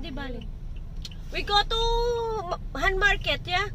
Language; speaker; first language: English; non-native, learner; Filipino